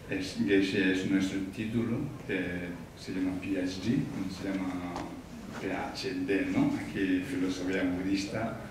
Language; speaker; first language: Spanish; non-native, learner; Tibetan